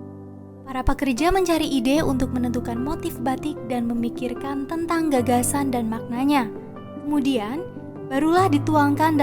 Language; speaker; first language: Indonesian; native; Indonesian